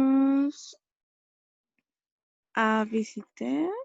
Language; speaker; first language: French; non-native, learner; Spanish